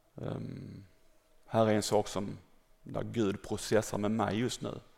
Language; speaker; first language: Swedish; native; Swedish